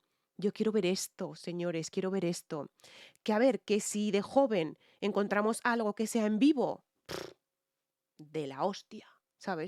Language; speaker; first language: Spanish; native; Spanish